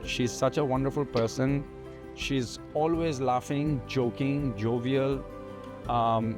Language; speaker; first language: English; non-native, local second language; Bangla